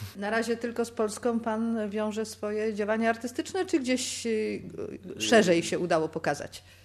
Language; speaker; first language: Polish; native; Polish